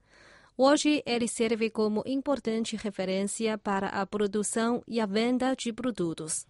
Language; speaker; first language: Portuguese; non-native, fluent; Chinese